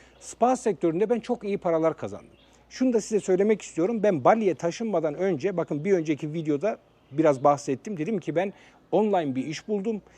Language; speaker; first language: Turkish; early bilingual, heritage; Turkish